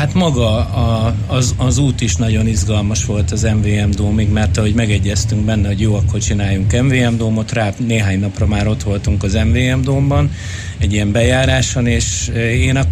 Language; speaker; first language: Hungarian; native; Hungarian